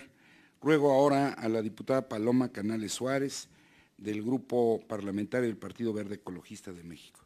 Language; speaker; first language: Spanish; native; Spanish